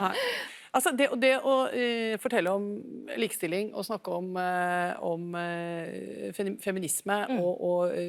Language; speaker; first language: Norwegian; native; Norwegian